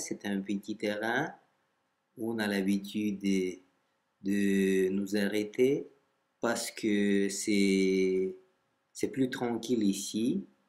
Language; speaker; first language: French; non-native, fluent; Russian